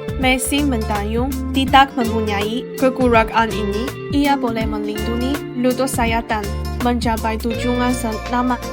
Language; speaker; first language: Malay; non-native, learner; Chinese